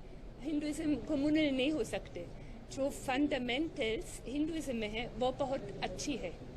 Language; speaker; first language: Hindi; non-native, learner; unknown